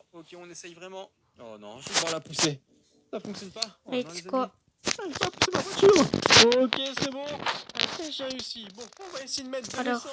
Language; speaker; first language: French; native; French